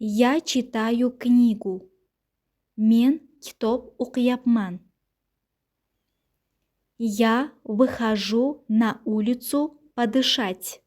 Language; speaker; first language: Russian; non-native, local second language; Uzbek